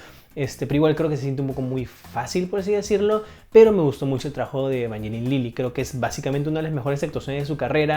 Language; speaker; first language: Spanish; native; Spanish